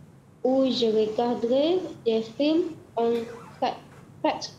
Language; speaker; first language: French; non-native, learner; Malay